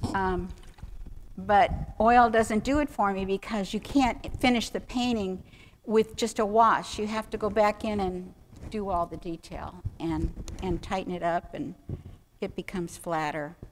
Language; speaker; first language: English; native; English